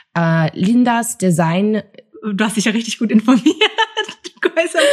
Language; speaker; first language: German; early bilingual, other home language; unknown